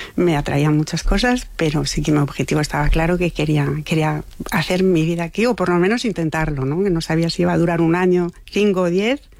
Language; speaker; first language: Spanish; non-native, fluent; French